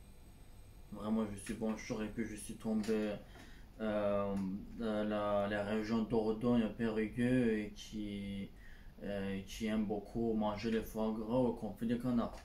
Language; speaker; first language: French; non-native, learner; Turkish